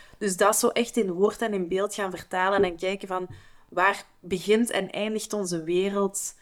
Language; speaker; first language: Dutch; native; Dutch